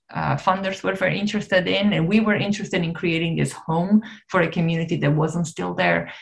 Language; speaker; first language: English; non-native, fluent; Italian